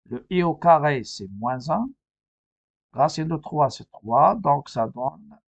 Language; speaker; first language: French; non-native, local second language; Arabic